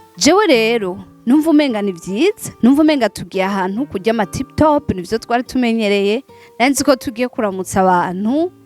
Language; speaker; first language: Rundi; non-native, local second language; Swahili